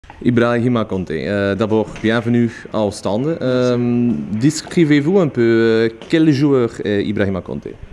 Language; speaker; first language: French; non-native, learner; Dutch